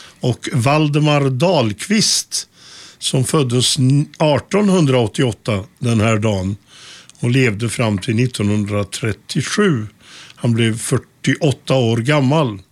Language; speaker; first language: Swedish; native; Swedish